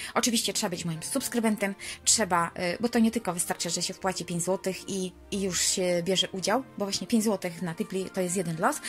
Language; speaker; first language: Polish; non-native, fluent; Ukrainian